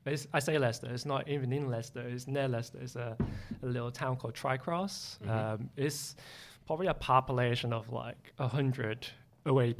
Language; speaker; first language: English; native; English